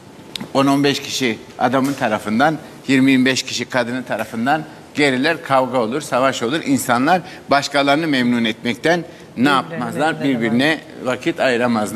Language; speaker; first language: Turkish; native; Turkish